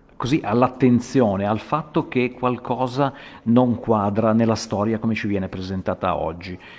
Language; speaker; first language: Italian; native; Italian